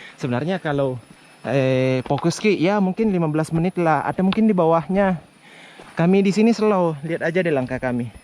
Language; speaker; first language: Indonesian; non-native, local second language; Buginese